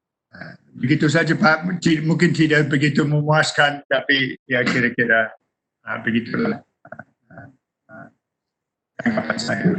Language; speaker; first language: Indonesian; non-native, fluent; English